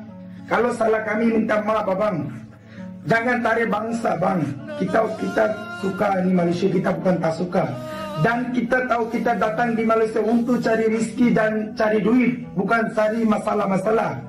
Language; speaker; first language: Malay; non-native, learner; Bangla